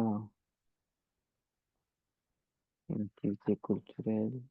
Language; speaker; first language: French; non-native, learner; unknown